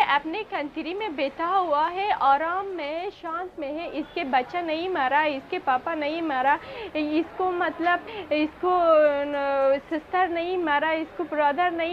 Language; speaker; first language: Hindi; non-native, learner; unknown